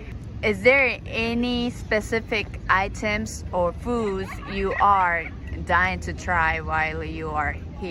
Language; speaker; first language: English; non-native, fluent; Japanese